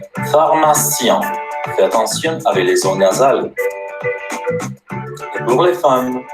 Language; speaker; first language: French; non-native, learner; Spanish